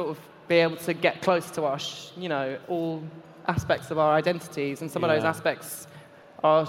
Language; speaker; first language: English; native; English